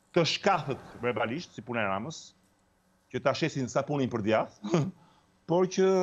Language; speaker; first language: Albanian; native; Albanian